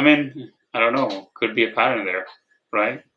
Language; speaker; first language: English; non-native, fluent; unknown